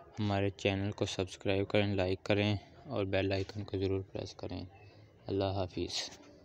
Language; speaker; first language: Urdu; non-native, local second language; Punjabi